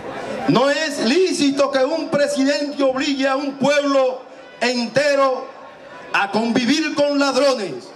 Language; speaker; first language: Spanish; native; Spanish